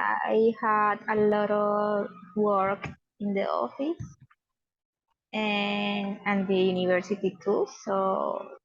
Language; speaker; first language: English; non-native, learner; Spanish